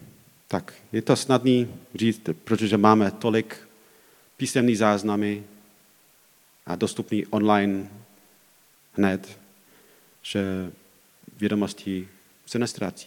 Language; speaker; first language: Czech; non-native, fluent; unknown